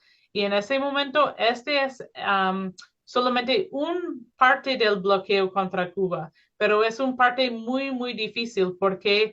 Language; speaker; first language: Spanish; non-native, fluent; English